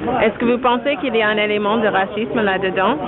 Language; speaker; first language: French; non-native, fluent; English